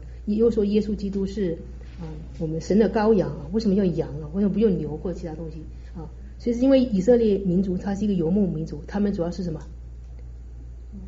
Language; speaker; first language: Chinese; native; Chinese